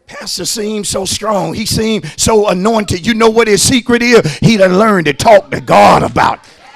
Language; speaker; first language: English; native; English